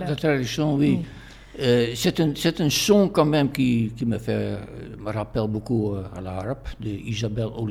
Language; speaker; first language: French; non-native, fluent; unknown